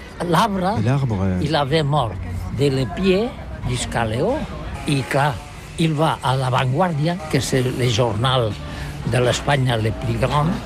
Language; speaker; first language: French; non-native, learner; Catalan